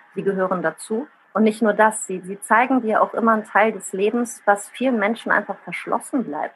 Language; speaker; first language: German; early bilingual, other home language; Italian